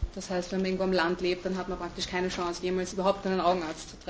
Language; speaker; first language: German; native; German